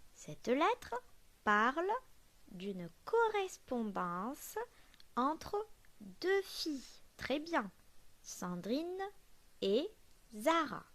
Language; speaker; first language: French; non-native, local second language; Arabic